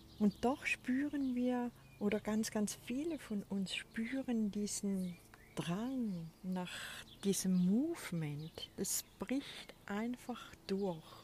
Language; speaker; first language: German; native; German